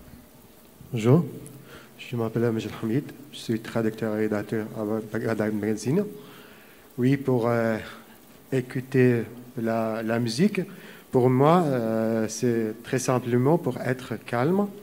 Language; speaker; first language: French; non-native, fluent; Arabic